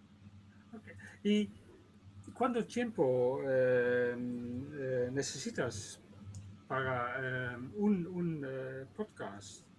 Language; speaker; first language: Spanish; non-native, learner; Dutch